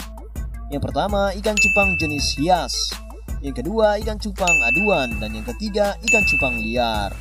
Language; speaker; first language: Indonesian; native; Indonesian